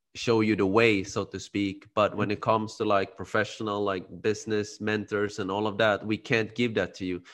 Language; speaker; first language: English; early bilingual, other home language; Khmer